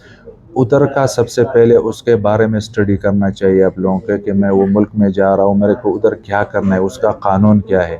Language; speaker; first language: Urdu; non-native, local second language; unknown